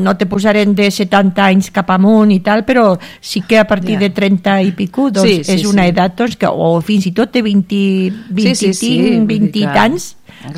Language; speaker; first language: Catalan; native; Catalan